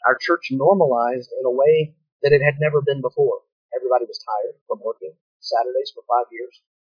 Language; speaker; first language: English; native; English